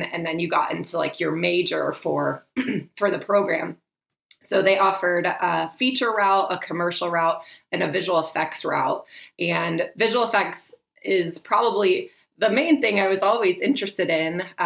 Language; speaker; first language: English; native; English